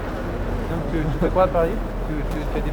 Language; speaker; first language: French; non-native, learner; Italian